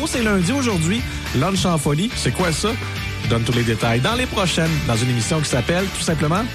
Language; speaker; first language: French; native; French